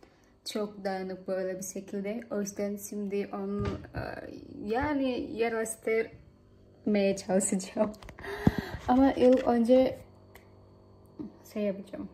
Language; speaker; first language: Turkish; non-native, learner; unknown